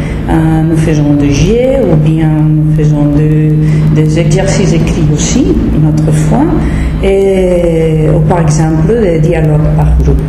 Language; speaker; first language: French; non-native, fluent; Spanish